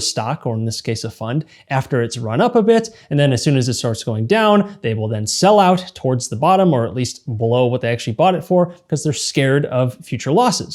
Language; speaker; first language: English; native; English